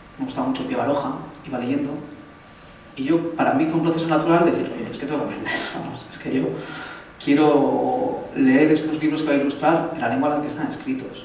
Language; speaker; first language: Spanish; native; Spanish